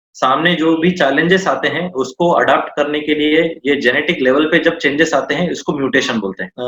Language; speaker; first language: Hindi; non-native, local second language; Marathi